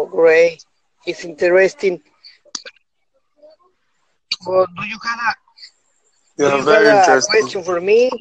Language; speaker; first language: English; non-native, learner; Spanish